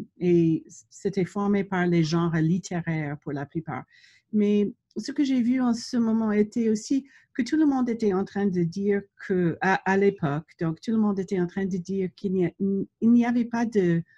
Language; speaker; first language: French; non-native, fluent; English